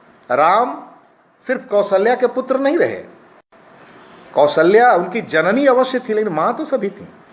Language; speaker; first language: Hindi; native; Hindi